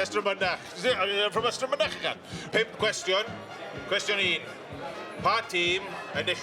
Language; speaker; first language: Welsh; non-native, local second language; English